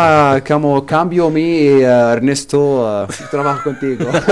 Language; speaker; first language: Spanish; non-native, learner; Arabic